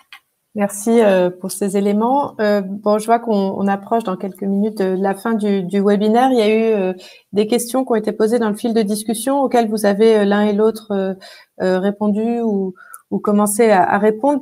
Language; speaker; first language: French; native; French